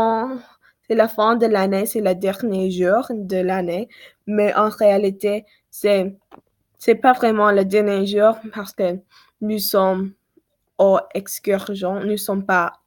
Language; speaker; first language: French; non-native, learner; English